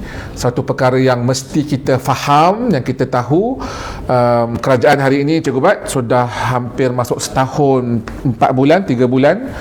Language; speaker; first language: Malay; native; Malay